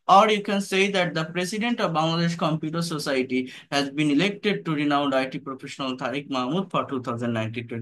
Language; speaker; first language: English; non-native, local second language; Bangla